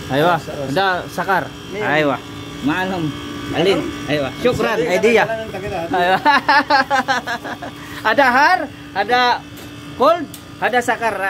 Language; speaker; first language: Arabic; non-native, learner; Filipino